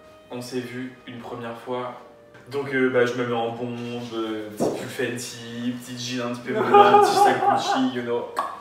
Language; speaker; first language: French; native; French